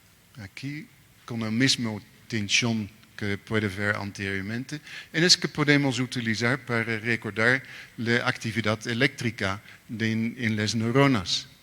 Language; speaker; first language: Spanish; non-native, learner; Dutch